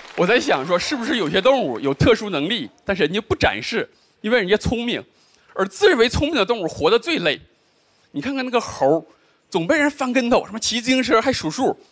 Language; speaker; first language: Chinese; native; Chinese